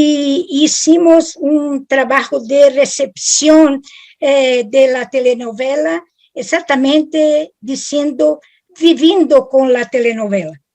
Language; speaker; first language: Spanish; non-native, fluent; Italian